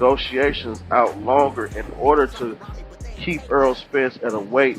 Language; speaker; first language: English; native; English